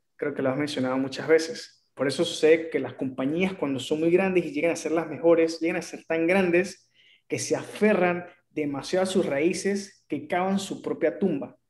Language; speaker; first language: Spanish; native; Spanish